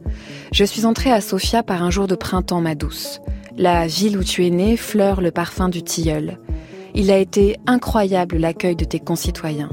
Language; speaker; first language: French; native; French